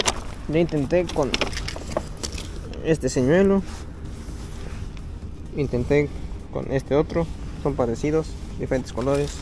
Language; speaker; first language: Spanish; native; Spanish